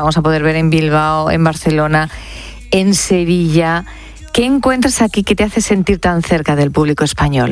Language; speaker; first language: Spanish; native; Spanish